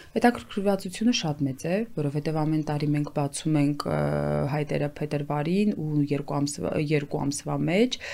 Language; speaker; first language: Armenian; native; Armenian